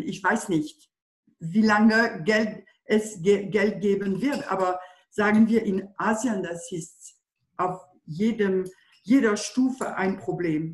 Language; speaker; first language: German; non-native, fluent; French